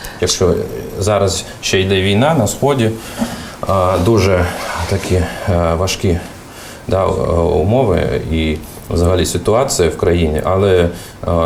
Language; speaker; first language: Ukrainian; non-native, fluent; Russian